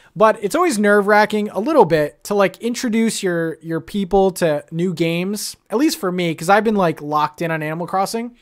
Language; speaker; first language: English; native; English